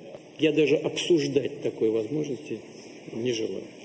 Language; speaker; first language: Russian; native; Russian